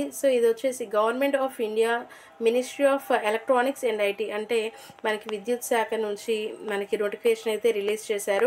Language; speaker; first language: Telugu; native; Telugu